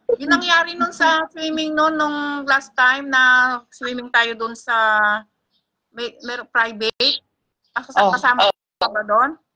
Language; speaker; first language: Filipino; native; Filipino